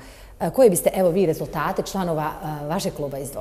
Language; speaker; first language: Serbian; native; Serbian